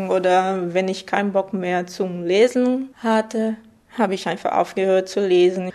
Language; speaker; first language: German; non-native, fluent; Portuguese